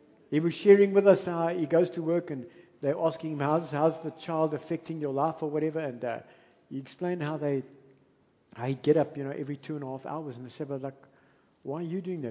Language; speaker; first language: English; native; English